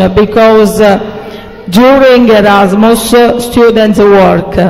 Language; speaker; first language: English; non-native, fluent; Italian